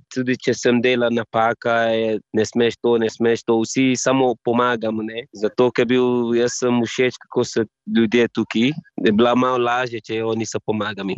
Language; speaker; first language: Slovenian; non-native, learner; Igbo